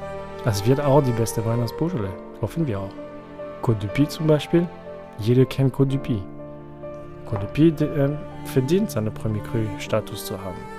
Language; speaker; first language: German; non-native, fluent; French